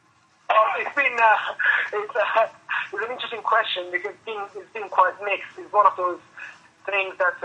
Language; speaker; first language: English; non-native, fluent; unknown